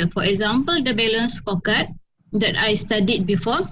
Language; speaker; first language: English; non-native, fluent; Malay